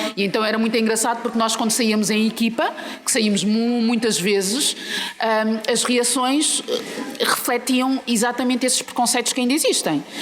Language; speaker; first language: Portuguese; native; Portuguese